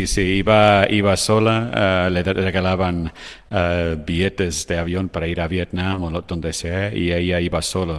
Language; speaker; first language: Spanish; non-native, fluent; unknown